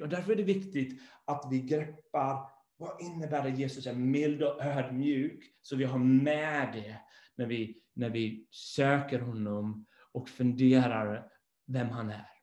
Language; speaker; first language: Swedish; non-native, fluent; English